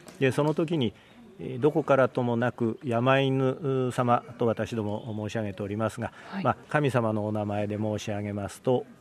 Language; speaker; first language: Japanese; native; Japanese